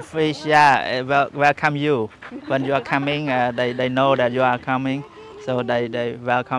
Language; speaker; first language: English; non-native, learner; Khmer